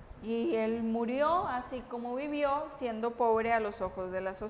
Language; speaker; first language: Spanish; native; Spanish